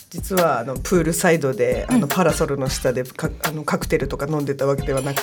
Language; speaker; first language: Japanese; native; Japanese